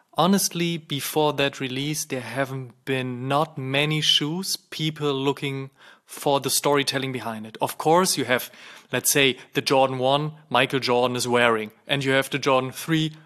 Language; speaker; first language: English; non-native, fluent; German